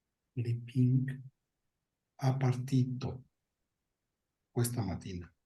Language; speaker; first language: Italian; non-native, learner; Spanish